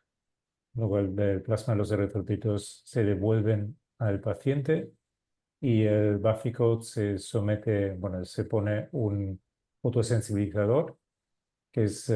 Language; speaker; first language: Spanish; non-native, fluent; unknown